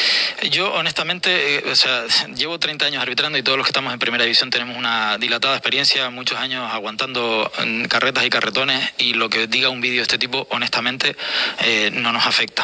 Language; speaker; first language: Spanish; native; Spanish